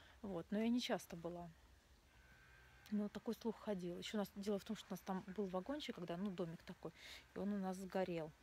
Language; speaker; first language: Russian; native; Russian